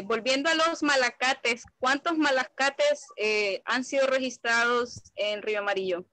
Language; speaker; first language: Spanish; native; Spanish